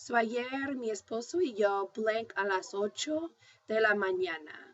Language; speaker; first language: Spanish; non-native, fluent; English